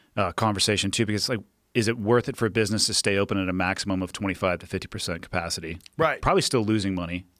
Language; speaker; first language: English; native; English